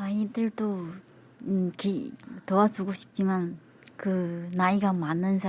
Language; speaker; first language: Korean; non-native, fluent; Japanese